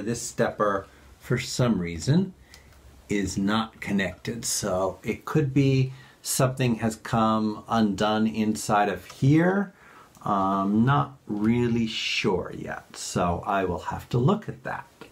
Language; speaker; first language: English; native; English